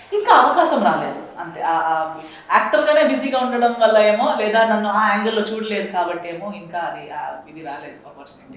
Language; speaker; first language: Telugu; non-native, fluent; Konkani